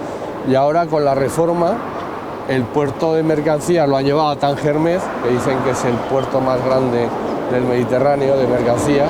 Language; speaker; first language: Spanish; native; Spanish